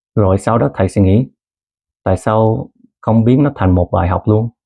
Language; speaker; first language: Vietnamese; early bilingual, heritage; Vietnamese